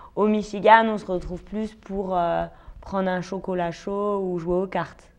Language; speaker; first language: French; native; French